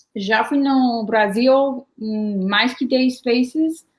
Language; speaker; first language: Portuguese; non-native, learner; English